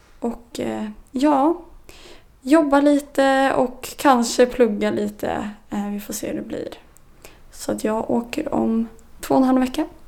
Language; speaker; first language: Swedish; native; Swedish